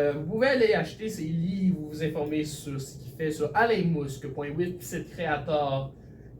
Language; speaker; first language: French; native; French